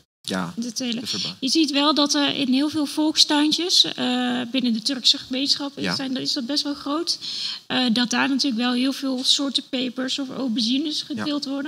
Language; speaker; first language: Dutch; native; Dutch